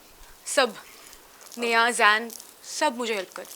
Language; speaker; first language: Hindi; non-native, local second language; Bangla